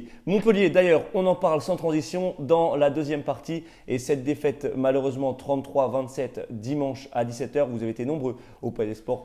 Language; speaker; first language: French; native; French